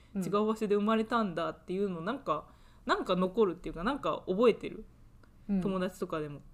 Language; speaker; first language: Japanese; native; Japanese